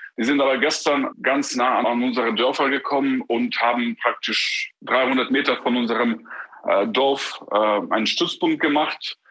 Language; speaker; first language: German; non-native, fluent; Ukrainian